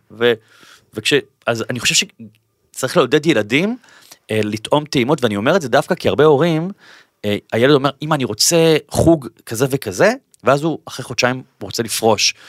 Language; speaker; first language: Hebrew; native; Hebrew